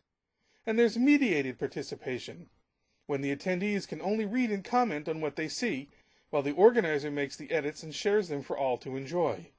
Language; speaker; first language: English; native; English